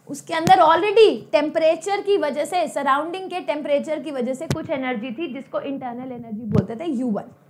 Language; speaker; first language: Hindi; native; Hindi